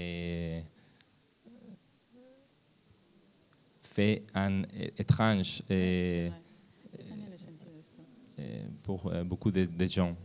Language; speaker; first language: French; non-native, learner; Spanish